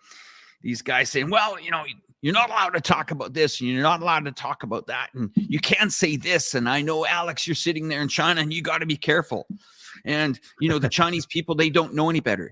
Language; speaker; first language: English; native; English